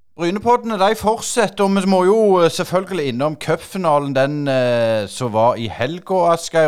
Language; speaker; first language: Norwegian; native; Norwegian